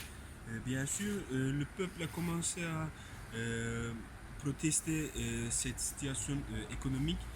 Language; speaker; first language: French; non-native, learner; Turkish